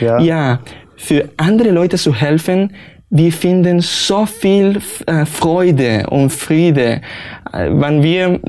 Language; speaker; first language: German; non-native, learner; Spanish